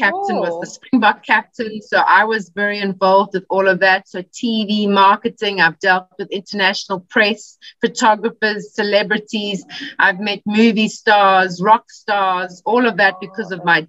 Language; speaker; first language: English; native; English